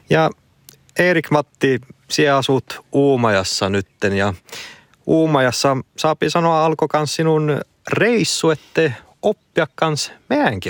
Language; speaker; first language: Finnish; native; Finnish